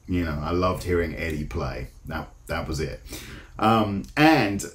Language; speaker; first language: English; native; English